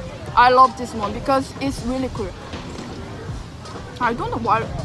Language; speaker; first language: English; non-native, learner; Korean